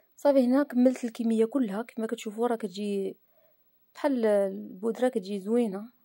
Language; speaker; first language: Arabic; native; Arabic